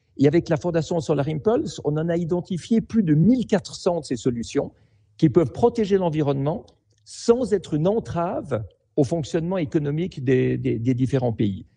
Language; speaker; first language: French; native; French